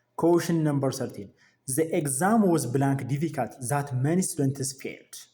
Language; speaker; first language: English; non-native, local second language; Amharic